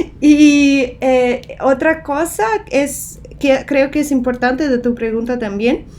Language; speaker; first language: Spanish; non-native, fluent; Russian